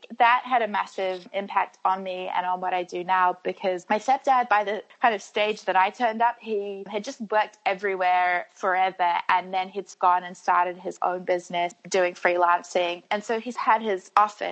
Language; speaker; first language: English; native; English